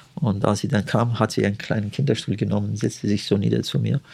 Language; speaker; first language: German; early bilingual, heritage; Russian